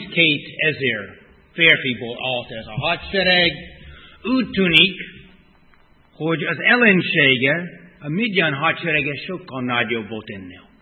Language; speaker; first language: Hungarian; non-native, fluent; English